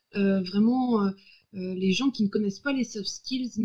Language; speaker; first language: French; native; French